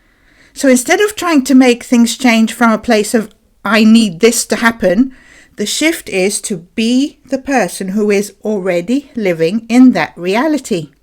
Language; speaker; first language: English; native; English